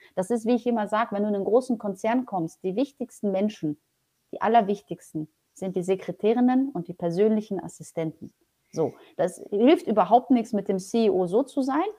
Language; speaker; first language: German; early bilingual, other home language; Polish